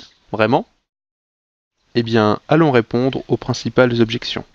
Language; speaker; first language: French; native; French